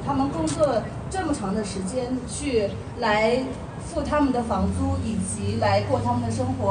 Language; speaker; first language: Chinese; native; Chinese